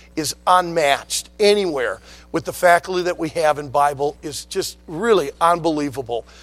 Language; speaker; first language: English; native; English